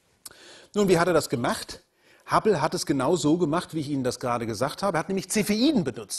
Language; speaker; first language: German; native; German